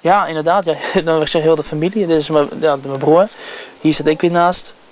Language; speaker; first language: Dutch; native; Dutch